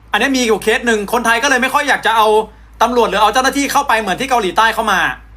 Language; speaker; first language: Thai; native; Thai